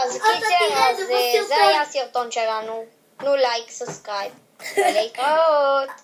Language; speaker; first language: Hebrew; native; Hebrew